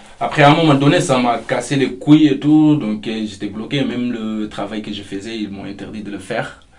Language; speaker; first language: French; non-native, local second language; Fula